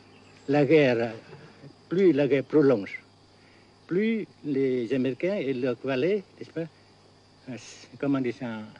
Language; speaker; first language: French; non-native, fluent; Vietnamese